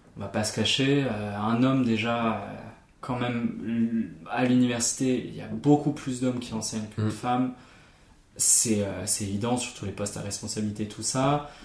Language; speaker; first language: French; non-native, fluent; German